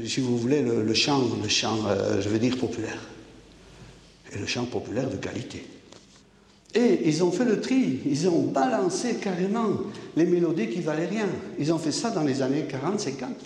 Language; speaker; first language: French; native; French